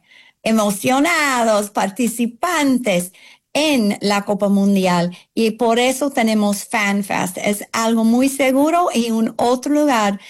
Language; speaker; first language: Spanish; non-native, fluent; English